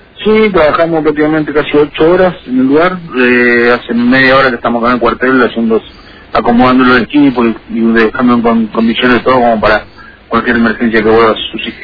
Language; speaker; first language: Spanish; native; Spanish